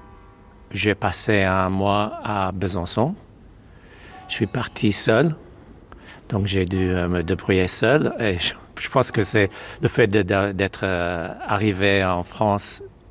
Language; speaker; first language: French; non-native, fluent; Maltese